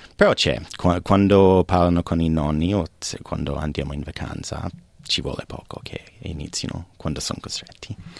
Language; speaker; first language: Italian; non-native, fluent; English